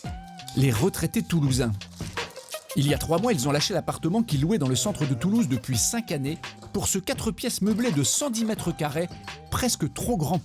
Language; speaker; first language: French; native; French